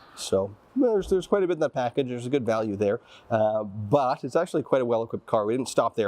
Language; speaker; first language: English; native; English